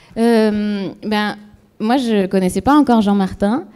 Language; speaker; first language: French; native; French